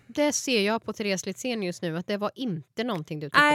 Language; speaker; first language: Swedish; native; Swedish